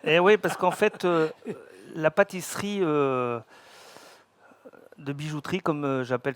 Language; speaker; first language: French; native; French